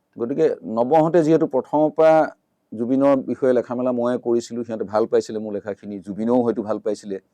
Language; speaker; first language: Assamese; native; Assamese